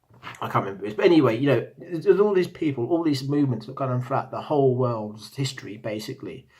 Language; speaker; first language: English; native; English